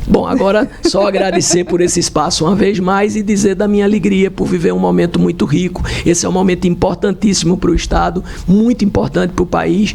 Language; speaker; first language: Portuguese; native; Portuguese